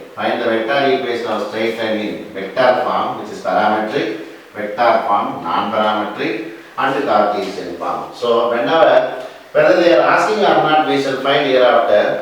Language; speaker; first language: English; non-native, local second language; Tamil